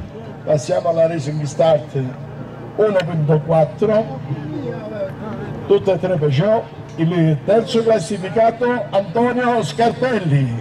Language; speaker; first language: Italian; native; Italian